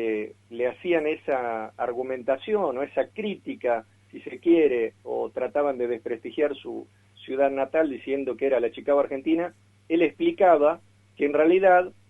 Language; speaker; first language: Spanish; native; Spanish